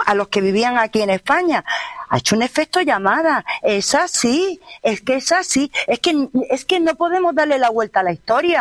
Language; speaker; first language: Spanish; native; Spanish